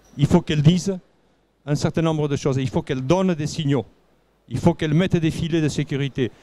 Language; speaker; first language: French; native; French